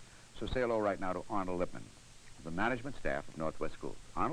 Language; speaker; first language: English; native; English